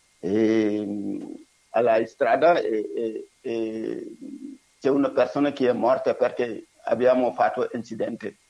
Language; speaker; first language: Italian; non-native, learner; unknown